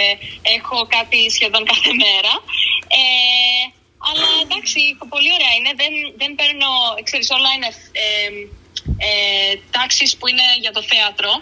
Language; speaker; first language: Greek; early bilingual, other home language; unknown